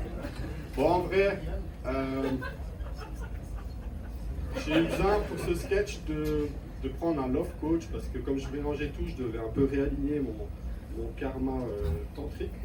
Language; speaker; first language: French; native; French